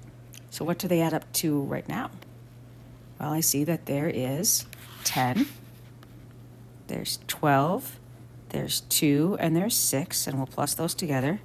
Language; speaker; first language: English; native; English